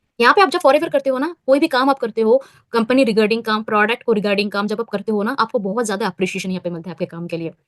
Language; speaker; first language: Hindi; non-native, local second language; Bangla